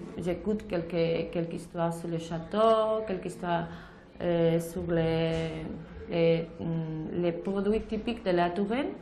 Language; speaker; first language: French; non-native, learner; Spanish